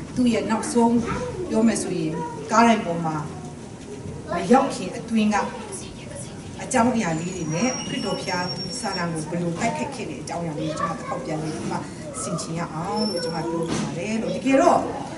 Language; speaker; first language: Burmese; non-native, local second language; Kachin